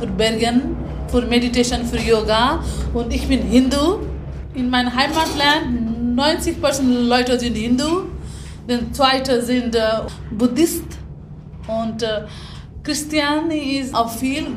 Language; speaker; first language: German; non-native, learner; Nepali